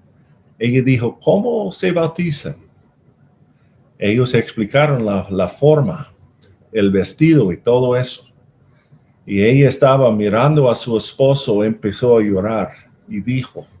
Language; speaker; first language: Spanish; non-native, fluent; English